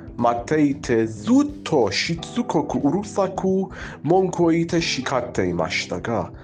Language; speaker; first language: Japanese; non-native, fluent; Persian